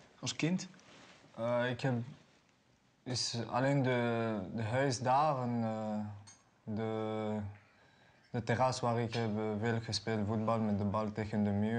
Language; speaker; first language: Dutch; non-native, learner; Aramaic